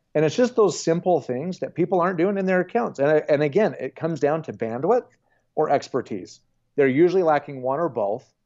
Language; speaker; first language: English; native; English